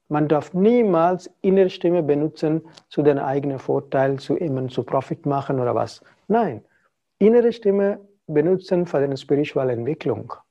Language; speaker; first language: German; non-native, fluent; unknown